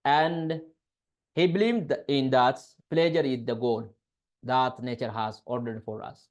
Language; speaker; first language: English; non-native, local second language; Amharic